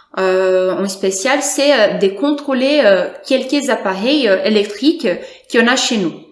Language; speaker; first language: French; non-native, fluent; Portuguese